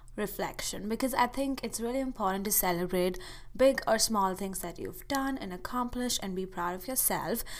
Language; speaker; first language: English; non-native, local second language; Hindi